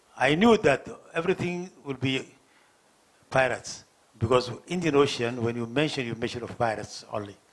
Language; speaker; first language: English; non-native, learner; Somali